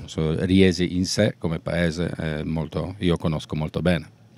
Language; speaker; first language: Italian; non-native, learner; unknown